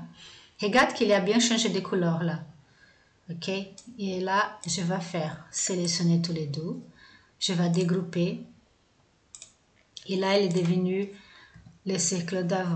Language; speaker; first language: French; non-native, fluent; Portuguese